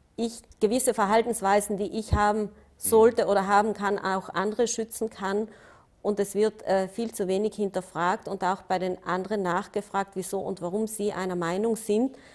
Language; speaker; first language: German; native; German